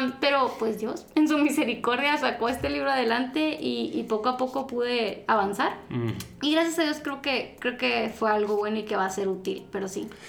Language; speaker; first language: Spanish; native; Spanish